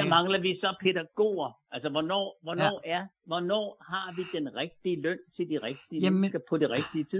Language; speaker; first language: Danish; native; Danish